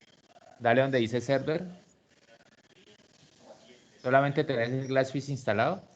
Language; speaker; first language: Spanish; native; Spanish